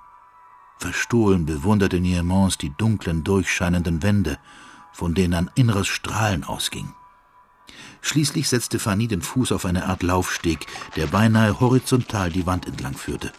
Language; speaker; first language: German; native; German